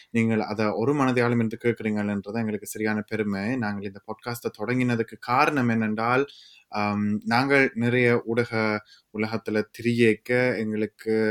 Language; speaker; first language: Tamil; early bilingual, heritage; Tamil